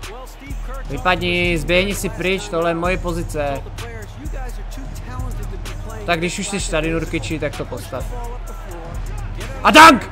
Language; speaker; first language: Czech; native; Czech